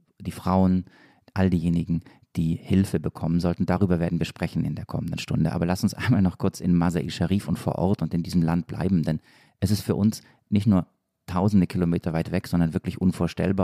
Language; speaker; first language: German; native; German